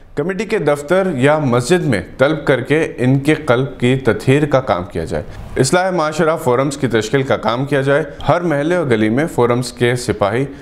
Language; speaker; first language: Urdu; native; Urdu